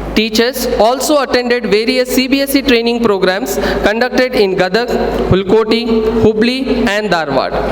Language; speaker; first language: English; non-native, local second language; Kannada